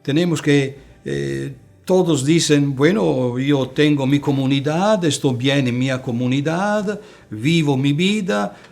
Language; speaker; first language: Spanish; non-native, fluent; Italian